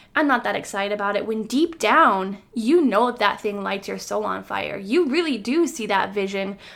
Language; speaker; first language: English; native; English